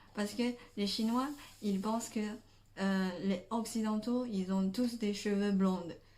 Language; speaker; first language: French; non-native, fluent; Chinese